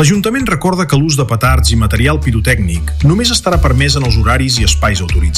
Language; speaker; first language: Catalan; native; Catalan